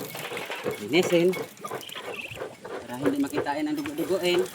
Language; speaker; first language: Filipino; non-native, local second language; Cebuano